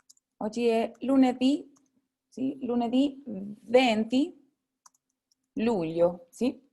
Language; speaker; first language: Italian; non-native, fluent; Spanish